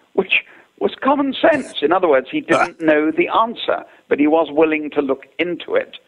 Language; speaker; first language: English; native; English